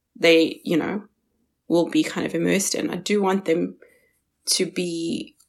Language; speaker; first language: English; early bilingual, other home language; Chinese